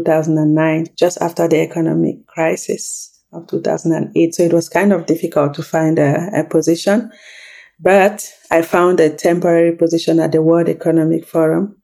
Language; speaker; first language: English; non-native, local second language; French